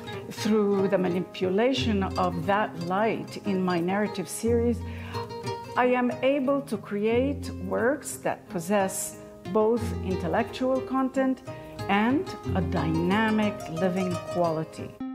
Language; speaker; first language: English; non-native, fluent; Romanian